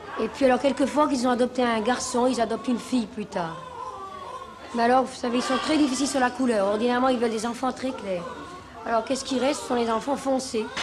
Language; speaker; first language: French; native; French